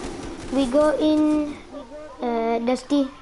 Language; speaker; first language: English; non-native, learner; French